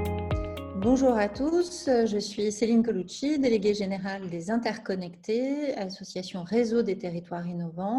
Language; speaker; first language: French; native; French